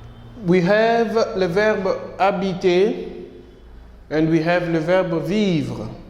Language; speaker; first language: French; non-native, fluent; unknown